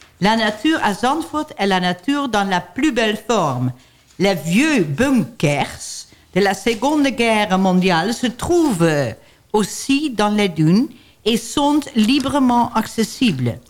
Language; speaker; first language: French; non-native, learner; Dutch